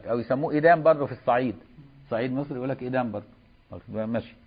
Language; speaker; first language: Arabic; native; Arabic